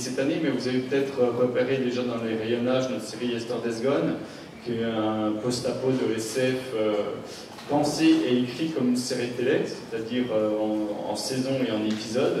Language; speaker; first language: French; native; French